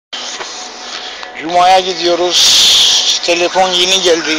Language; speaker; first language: Turkish; native; Turkish